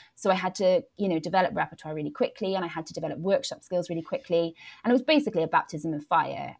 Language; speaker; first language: English; non-native, local second language; Welsh